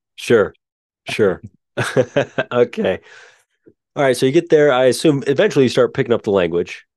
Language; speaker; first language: English; native; English